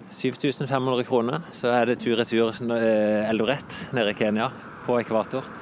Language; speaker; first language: Norwegian; native; Norwegian